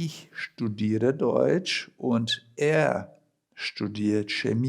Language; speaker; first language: German; non-native, fluent; Portuguese